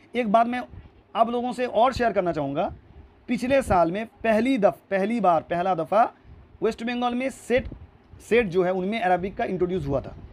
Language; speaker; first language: Hindi; non-native, local second language; Urdu